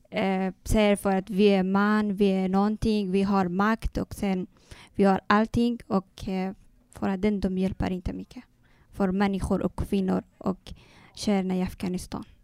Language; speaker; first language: Swedish; non-native, learner; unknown